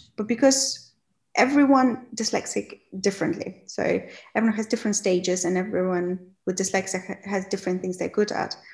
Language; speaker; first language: English; non-native, fluent; Russian